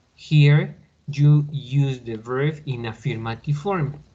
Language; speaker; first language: English; non-native, learner; Spanish